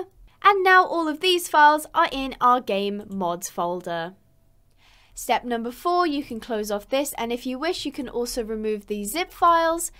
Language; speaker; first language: English; native; English